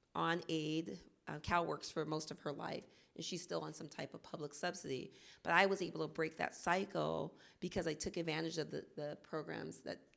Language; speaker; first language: English; native; English